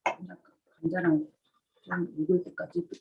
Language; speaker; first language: Korean; native; Korean